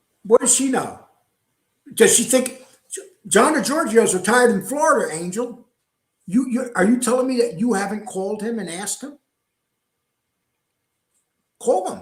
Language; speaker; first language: English; native; English